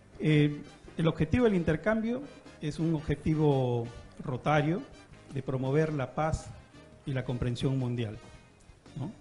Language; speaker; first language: Spanish; native; Spanish